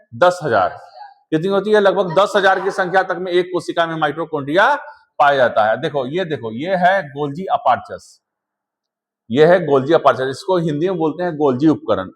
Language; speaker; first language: Hindi; native; Hindi